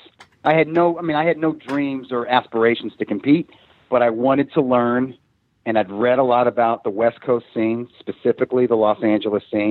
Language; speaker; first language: English; native; English